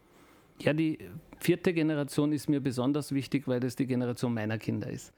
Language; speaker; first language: German; early bilingual, other home language; Turkish